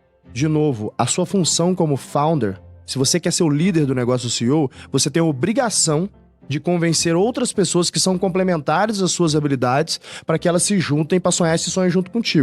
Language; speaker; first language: Portuguese; native; Portuguese